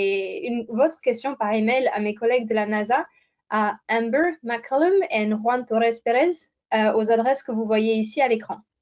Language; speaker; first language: French; native; French